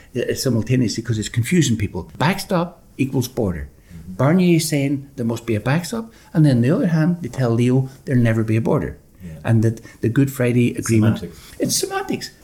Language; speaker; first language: English; native; English